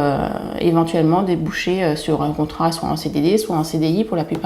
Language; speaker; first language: French; native; French